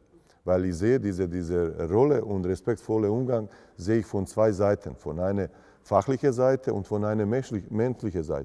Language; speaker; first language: German; non-native, fluent; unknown